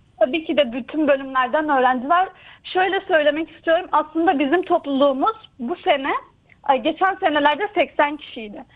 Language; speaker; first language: Turkish; native; Turkish